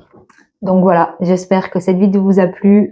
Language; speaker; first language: French; native; French